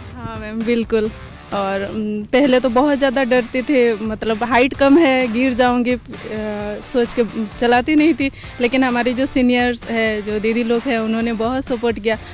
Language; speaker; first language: Hindi; non-native, local second language; Odia